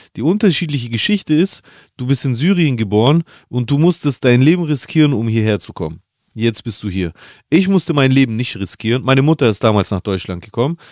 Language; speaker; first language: German; early bilingual, other home language; Greek